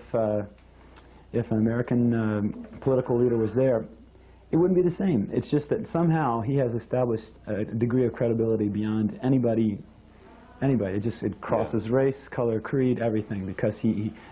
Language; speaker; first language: English; native; English